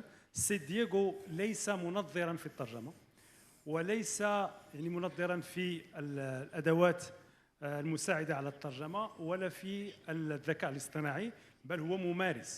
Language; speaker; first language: Arabic; native; Arabic